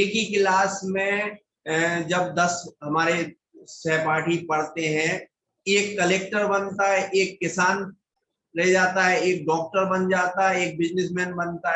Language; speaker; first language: Hindi; native; Hindi